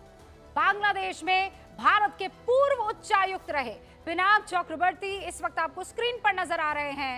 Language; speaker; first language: Hindi; native; Hindi